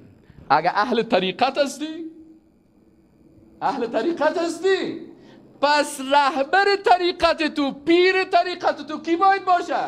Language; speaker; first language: Persian; native; Persian